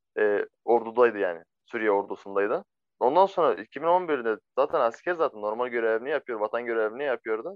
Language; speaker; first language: Turkish; non-native, fluent; Arabic